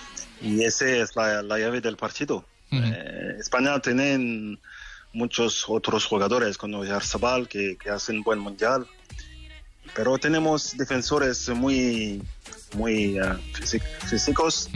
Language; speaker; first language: Spanish; non-native, fluent; French